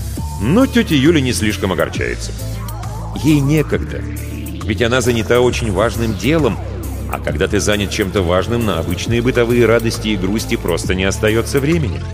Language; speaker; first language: Russian; native; Russian